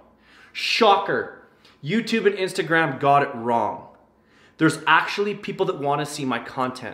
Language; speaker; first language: English; native; English